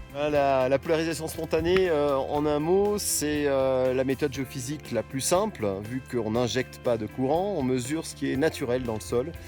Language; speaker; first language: French; native; French